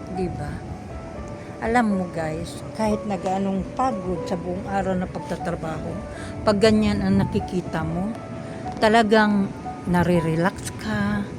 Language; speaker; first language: Filipino; non-native, local second language; Cebuano